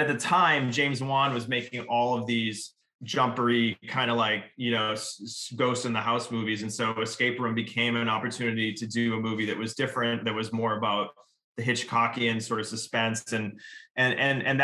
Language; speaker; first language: English; native; English